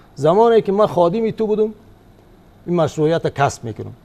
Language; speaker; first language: Persian; native; Persian